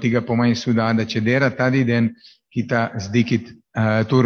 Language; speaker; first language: Indonesian; non-native, fluent; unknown